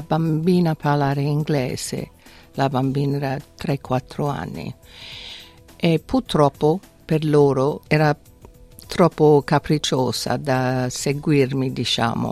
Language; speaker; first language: Italian; non-native, fluent; English